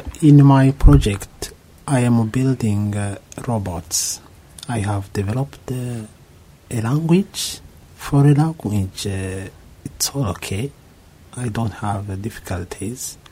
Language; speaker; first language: English; non-native, local second language; Kinyarwanda